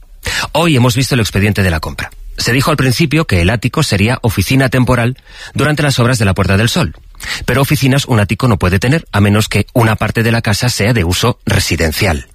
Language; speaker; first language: Spanish; native; Spanish